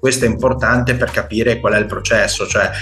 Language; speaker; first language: Italian; native; Italian